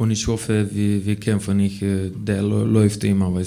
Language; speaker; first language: German; non-native, learner; Romanian